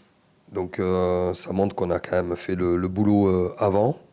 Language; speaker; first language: French; native; French